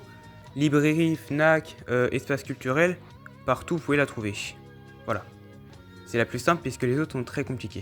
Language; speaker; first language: French; native; French